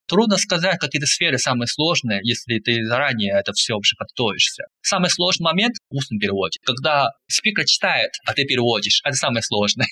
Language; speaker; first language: Russian; non-native, fluent; Chinese